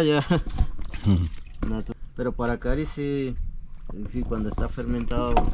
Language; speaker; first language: Spanish; non-native, local second language; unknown